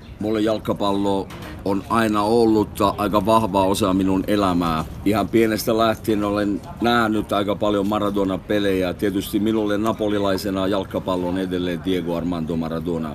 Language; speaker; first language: Finnish; non-native, fluent; Italian